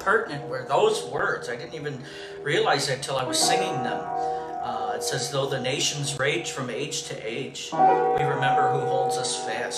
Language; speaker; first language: English; native; English